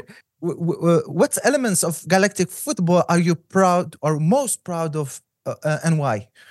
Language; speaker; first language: English; non-native, fluent; Arabic